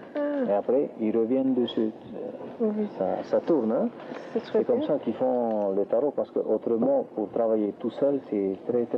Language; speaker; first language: French; non-native, local second language; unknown